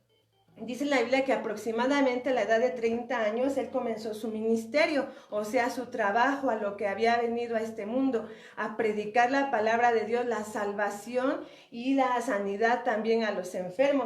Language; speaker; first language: Spanish; native; Spanish